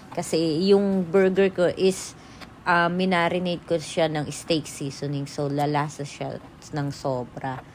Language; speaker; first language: Filipino; native; Filipino